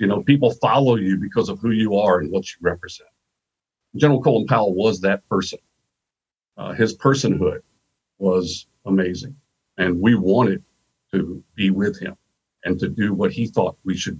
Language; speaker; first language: English; native; English